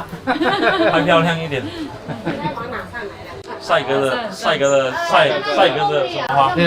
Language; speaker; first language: Chinese; native; Chinese